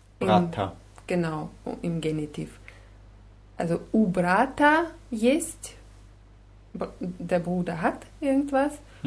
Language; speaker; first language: German; non-native, fluent; Russian